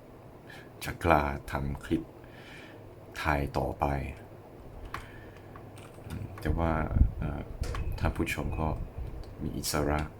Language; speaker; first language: Thai; non-native, learner; English